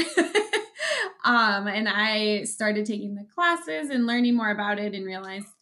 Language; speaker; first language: English; native; English